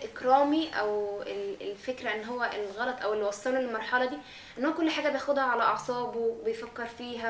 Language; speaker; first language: Arabic; native; Arabic